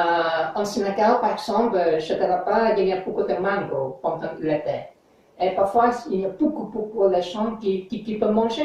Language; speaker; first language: French; non-native, learner; English